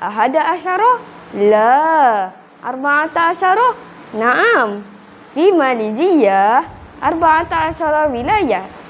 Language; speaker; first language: Arabic; non-native, learner; Malay